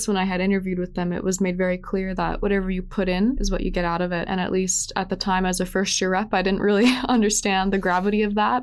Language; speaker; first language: English; native; English